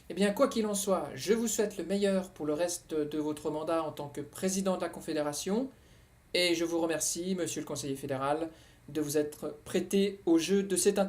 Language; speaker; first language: French; native; French